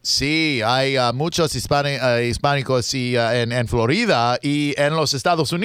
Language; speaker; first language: Spanish; non-native, learner; English